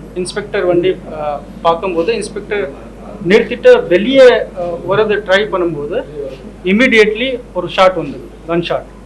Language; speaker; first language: Tamil; non-native, local second language; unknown